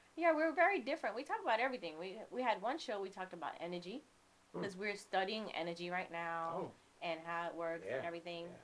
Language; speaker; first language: English; native; English